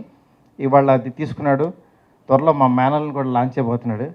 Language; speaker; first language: Telugu; native; Telugu